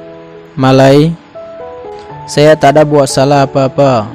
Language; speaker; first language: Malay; non-native, learner; Bangla